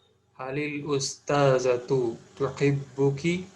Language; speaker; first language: Arabic; non-native, fluent; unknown